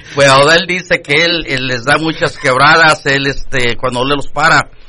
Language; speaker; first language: Spanish; native; Spanish